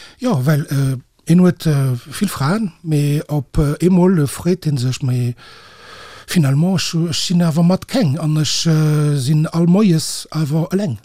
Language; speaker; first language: Luxembourgish; early bilingual, other home language; Portuguese